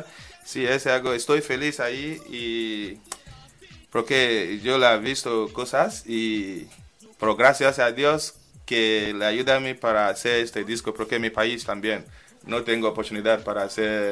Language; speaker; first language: Spanish; non-native, learner; English